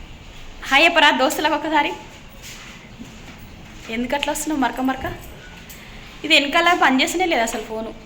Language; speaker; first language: Telugu; native; Telugu